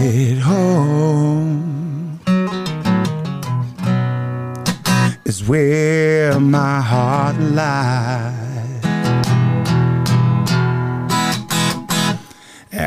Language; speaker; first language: English; native; English